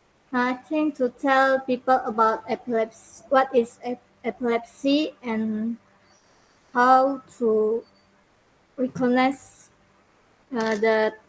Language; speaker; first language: English; non-native, learner; Indonesian